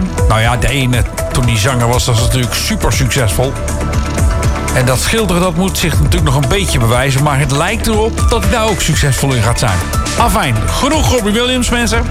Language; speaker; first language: Dutch; native; Dutch